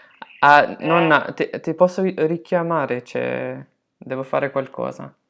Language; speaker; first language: Italian; early bilingual, heritage; English